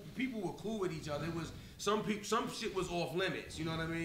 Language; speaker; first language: English; native; English